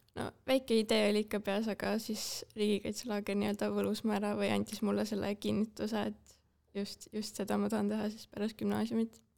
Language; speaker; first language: Estonian; native; Estonian